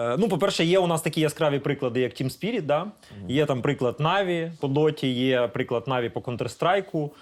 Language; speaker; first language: Ukrainian; non-native, local second language; Russian